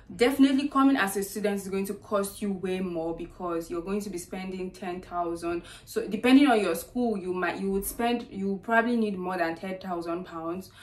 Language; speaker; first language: English; non-native, local second language; Yoruba